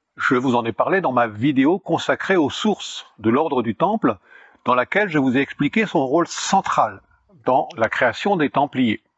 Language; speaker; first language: French; native; French